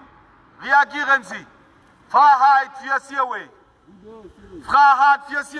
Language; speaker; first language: German; non-native, fluent; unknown